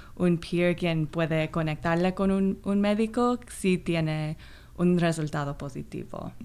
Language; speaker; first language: Spanish; non-native, fluent; Korean